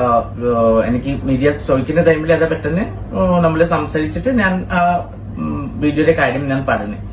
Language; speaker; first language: Malayalam; non-native, learner; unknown